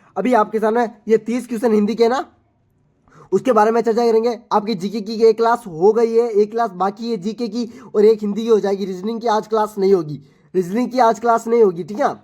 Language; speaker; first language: Hindi; native; Hindi